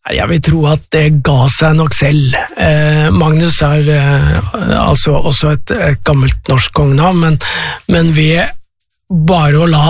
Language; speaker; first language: Norwegian; native; Norwegian